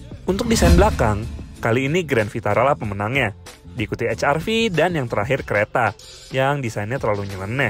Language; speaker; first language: Indonesian; native; Indonesian